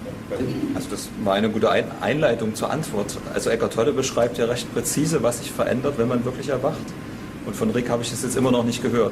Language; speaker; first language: German; native; German